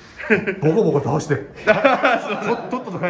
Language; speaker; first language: Japanese; native; Japanese